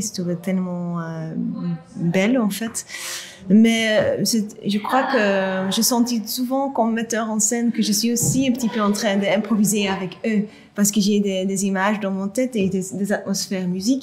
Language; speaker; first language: French; non-native, local second language; Dutch